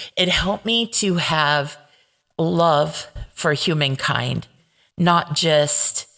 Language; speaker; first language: English; native; English